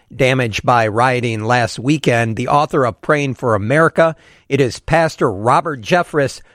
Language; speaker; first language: English; native; English